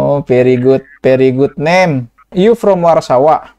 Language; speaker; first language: English; non-native, learner; Indonesian